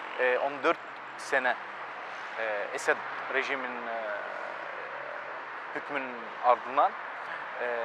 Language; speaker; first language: Turkish; early bilingual, heritage; Turkish